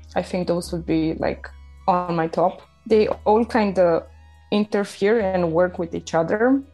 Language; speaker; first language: English; non-native, fluent; Romanian